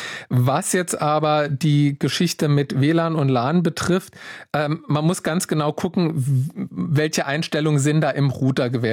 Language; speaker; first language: German; native; German